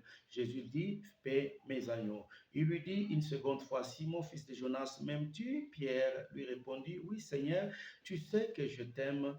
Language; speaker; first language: French; non-native, local second language; Lingala